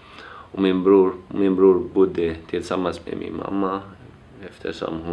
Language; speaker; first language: Swedish; non-native, learner; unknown